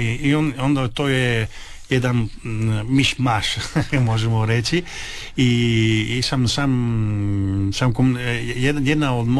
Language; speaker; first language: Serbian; early bilingual, heritage; Italian